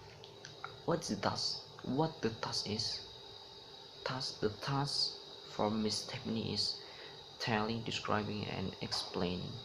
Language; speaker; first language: English; non-native, learner; Indonesian